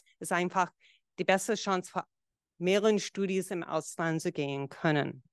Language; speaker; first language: German; non-native, fluent; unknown